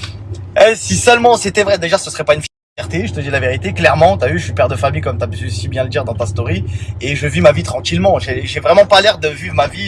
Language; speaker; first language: French; native; French